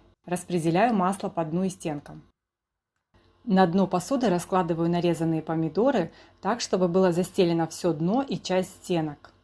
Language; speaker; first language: Russian; native; Russian